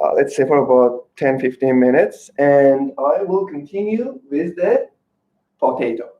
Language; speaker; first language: English; non-native, fluent; Azerbaijani